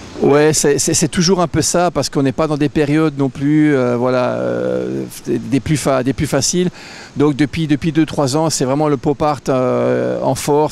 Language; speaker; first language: French; native; French